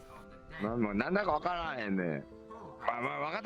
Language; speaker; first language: Japanese; native; Japanese